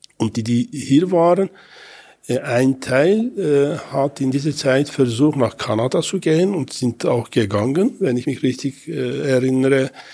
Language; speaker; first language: German; non-native, fluent; Kurdish